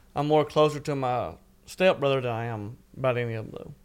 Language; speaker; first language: English; native; English